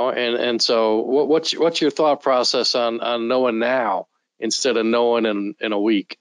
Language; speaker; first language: English; native; English